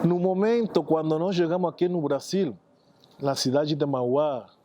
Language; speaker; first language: Portuguese; non-native, fluent; Spanish